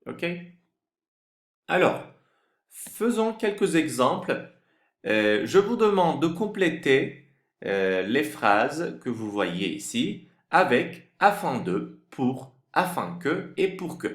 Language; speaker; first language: French; non-native, fluent; Turkish